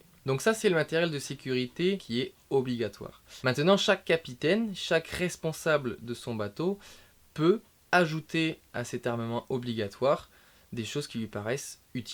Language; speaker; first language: French; native; French